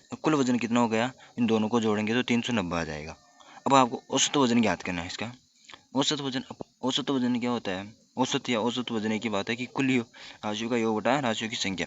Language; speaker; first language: Hindi; native; Hindi